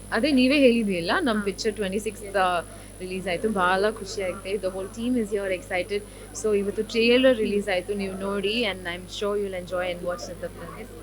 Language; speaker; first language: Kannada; non-native, learner; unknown